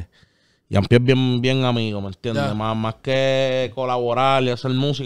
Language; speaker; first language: Spanish; native; Spanish